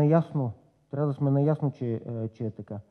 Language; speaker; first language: Bulgarian; native; Bulgarian